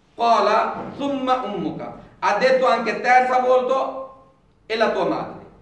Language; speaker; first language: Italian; non-native, fluent; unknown